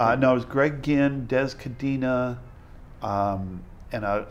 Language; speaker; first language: English; native; English